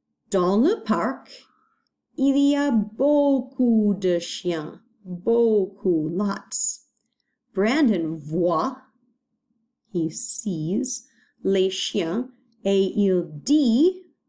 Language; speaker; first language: French; non-native, fluent; English